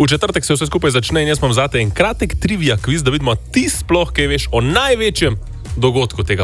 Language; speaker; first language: Slovenian; native; Slovenian